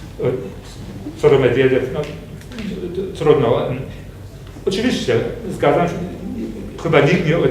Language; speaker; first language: Polish; non-native, fluent; German